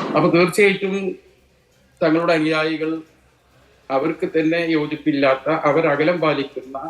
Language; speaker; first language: Malayalam; native; Malayalam